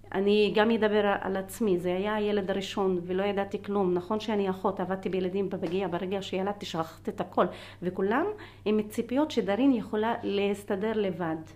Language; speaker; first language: Hebrew; non-native, local second language; Arabic